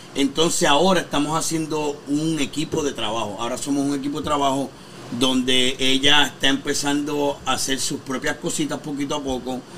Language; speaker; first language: Spanish; native; Spanish